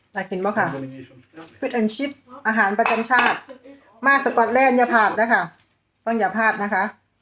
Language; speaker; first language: Thai; native; Thai